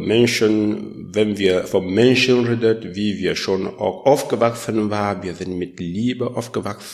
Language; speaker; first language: German; non-native, learner; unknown